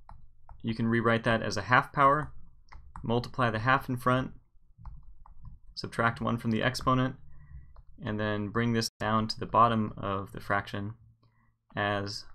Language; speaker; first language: English; native; English